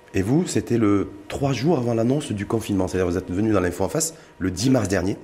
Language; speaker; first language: French; non-native, local second language; Arabic